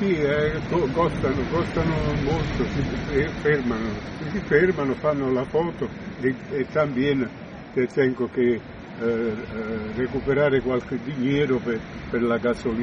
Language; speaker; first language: Spanish; non-native, learner; Italian